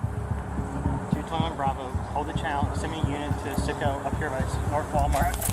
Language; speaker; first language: English; native; English